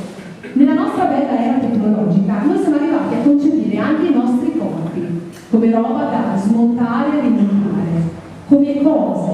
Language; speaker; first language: Italian; native; Italian